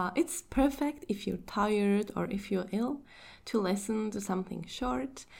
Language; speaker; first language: English; non-native, fluent; Czech